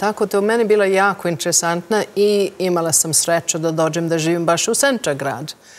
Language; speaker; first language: Croatian; non-native, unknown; English